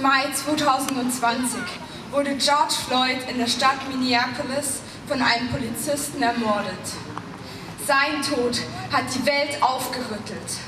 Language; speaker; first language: German; native; German